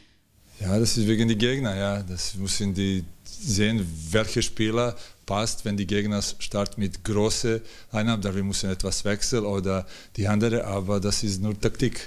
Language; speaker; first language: German; non-native, learner; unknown